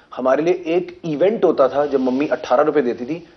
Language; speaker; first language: Hindi; native; Hindi